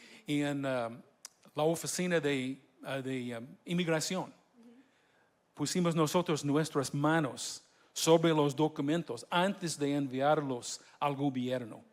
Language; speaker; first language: Spanish; non-native, fluent; English